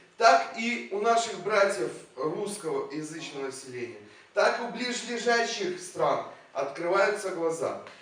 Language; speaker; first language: Russian; non-native, local second language; Ukrainian